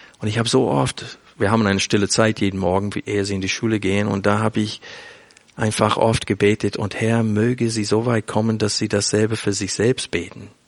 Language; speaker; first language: German; non-native, fluent; English